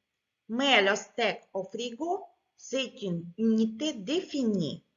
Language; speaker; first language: French; non-native, fluent; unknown